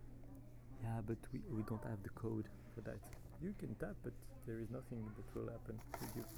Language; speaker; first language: English; non-native, fluent; French